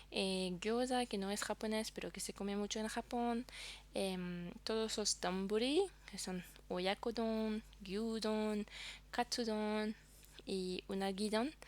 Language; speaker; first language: Spanish; non-native, fluent; French